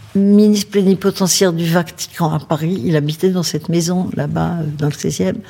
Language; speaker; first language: French; native; French